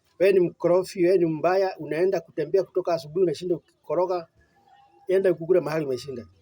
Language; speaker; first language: Swahili; non-native, local second language; Kikuyu